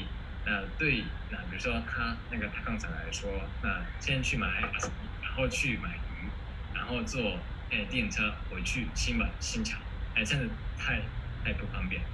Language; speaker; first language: Chinese; non-native, fluent; Japanese